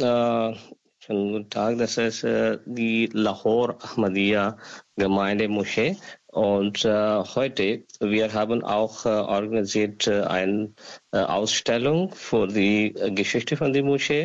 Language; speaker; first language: German; non-native, learner; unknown